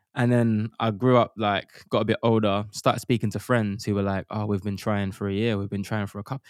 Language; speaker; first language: English; native; English